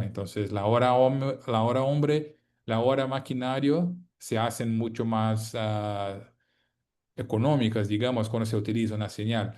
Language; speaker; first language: Spanish; non-native, fluent; Portuguese